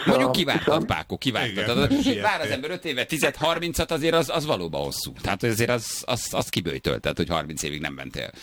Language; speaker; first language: Hungarian; native; Hungarian